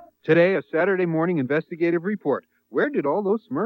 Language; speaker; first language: English; native; English